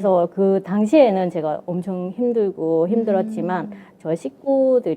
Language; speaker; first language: Korean; non-native, fluent; Vietnamese